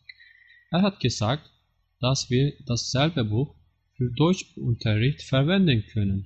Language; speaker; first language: German; non-native, learner; Turkish